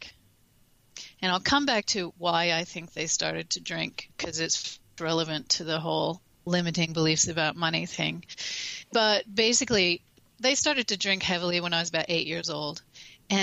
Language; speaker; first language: English; native; English